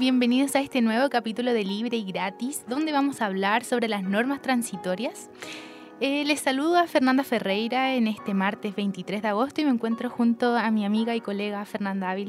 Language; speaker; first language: Spanish; native; Spanish